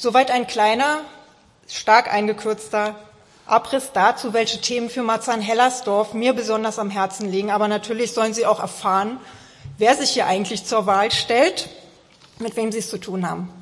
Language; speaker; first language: German; native; German